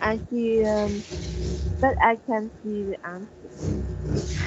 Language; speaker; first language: English; non-native, learner; Vietnamese